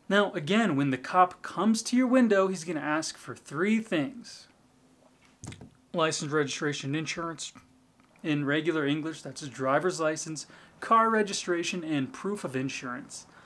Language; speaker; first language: English; native; English